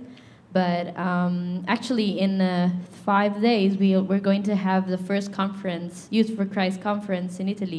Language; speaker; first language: English; non-native, fluent; Italian